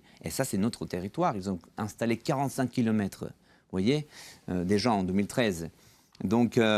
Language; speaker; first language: French; non-native, fluent; Georgian